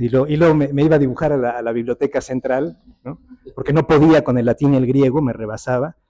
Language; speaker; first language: Spanish; native; Spanish